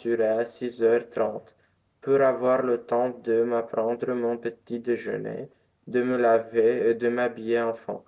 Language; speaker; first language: French; non-native, learner; Romanian